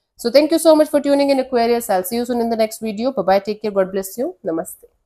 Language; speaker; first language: English; non-native, local second language; Hindi